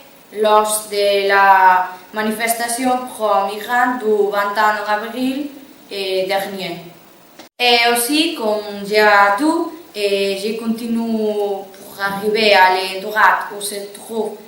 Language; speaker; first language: French; non-native, learner; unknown